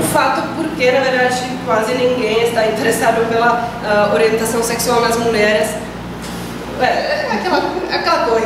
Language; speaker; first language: Portuguese; non-native, fluent; Czech